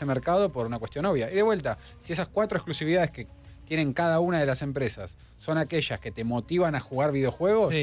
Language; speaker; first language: Spanish; native; Spanish